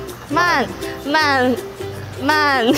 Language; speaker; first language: Chinese; non-native, learner; Korean